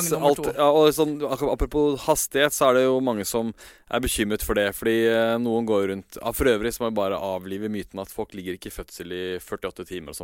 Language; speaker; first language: Norwegian; native; Norwegian